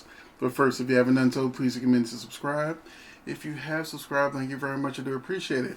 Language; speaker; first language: English; native; English